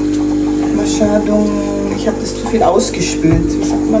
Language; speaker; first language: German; non-native, learner; Filipino